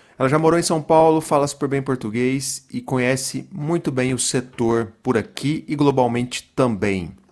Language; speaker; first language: Portuguese; native; Portuguese